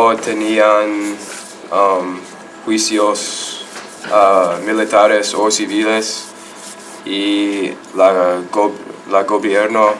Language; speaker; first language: Spanish; non-native, learner; English